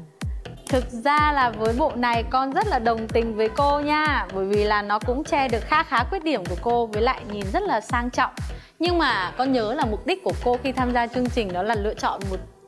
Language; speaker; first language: Vietnamese; native; Vietnamese